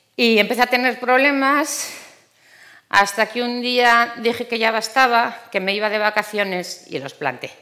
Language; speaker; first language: Spanish; native; Spanish